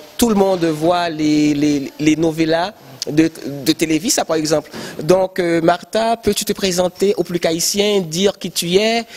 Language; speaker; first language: French; non-native, local second language; Haitian Creole